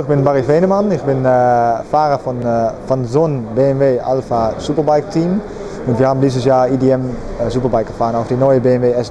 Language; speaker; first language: German; non-native, learner; Dutch